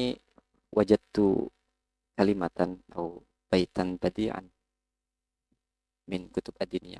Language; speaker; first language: Indonesian; native; Indonesian